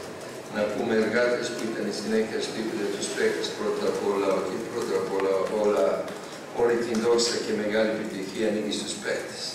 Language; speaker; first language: Greek; non-native, fluent; Serbian